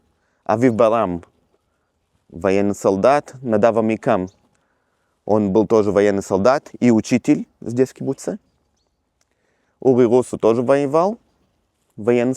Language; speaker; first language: Russian; early bilingual, heritage; Russian